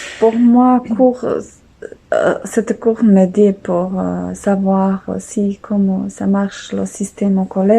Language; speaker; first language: French; non-native, learner; Bosnian